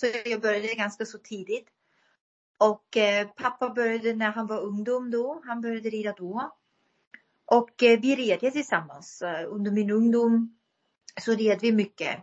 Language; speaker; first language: Swedish; non-native, fluent; German